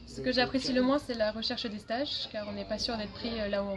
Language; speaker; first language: French; native; French